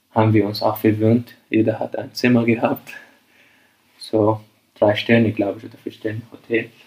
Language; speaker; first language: German; non-native, fluent; Arabic